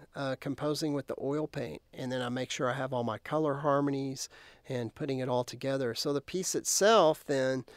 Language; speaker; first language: English; native; English